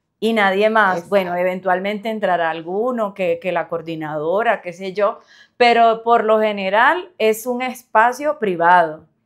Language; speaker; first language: Spanish; native; Spanish